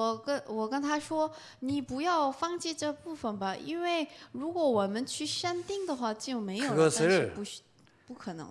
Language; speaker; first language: Chinese; non-native, fluent; Korean